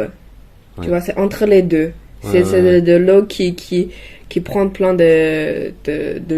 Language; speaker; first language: French; non-native, learner; Chinese